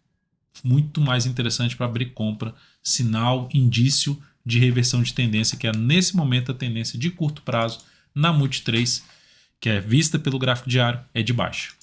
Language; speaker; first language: Portuguese; native; Portuguese